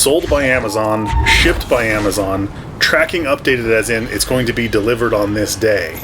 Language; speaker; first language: English; native; English